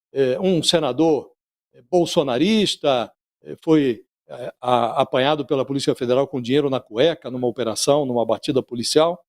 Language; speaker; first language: Portuguese; native; Portuguese